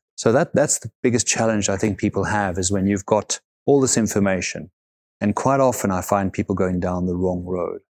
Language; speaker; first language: English; native; English